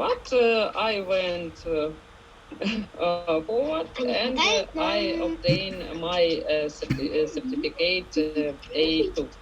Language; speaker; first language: English; non-native, learner; Ukrainian